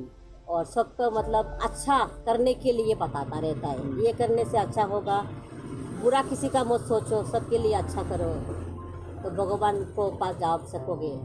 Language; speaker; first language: Hindi; non-native, local second language; Marwari